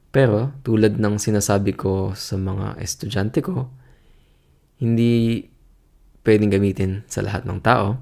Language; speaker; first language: Filipino; native; Filipino